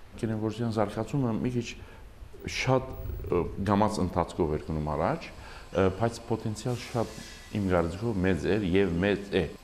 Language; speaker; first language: Armenian; early bilingual, heritage; Armenian